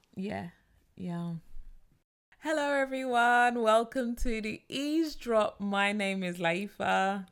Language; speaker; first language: English; native; English